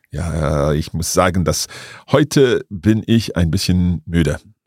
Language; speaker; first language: German; non-native, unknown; English